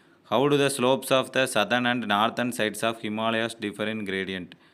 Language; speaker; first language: English; non-native, local second language; Tamil